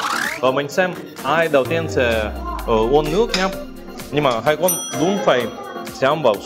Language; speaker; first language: Vietnamese; non-native, learner; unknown